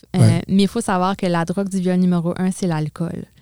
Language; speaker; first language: French; native; French